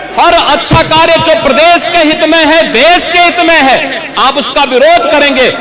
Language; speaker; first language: Hindi; native; Hindi